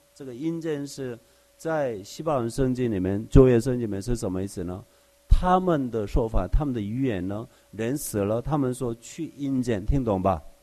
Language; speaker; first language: Chinese; non-native, fluent; Korean